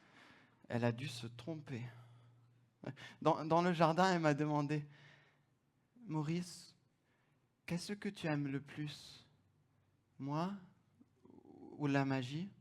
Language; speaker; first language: French; non-native, fluent; German